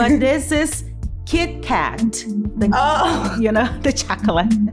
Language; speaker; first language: English; non-native, fluent; Portuguese